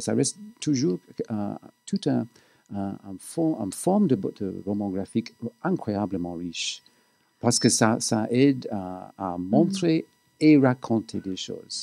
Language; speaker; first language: French; non-native, fluent; English